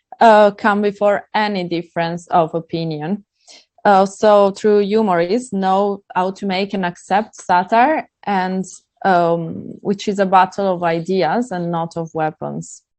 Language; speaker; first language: English; non-native, fluent; Italian